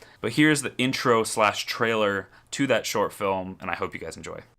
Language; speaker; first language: English; native; English